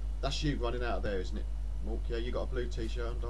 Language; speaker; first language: English; native; English